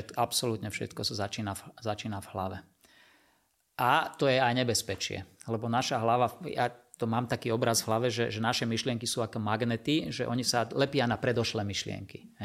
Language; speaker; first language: Slovak; non-native, local second language; Hungarian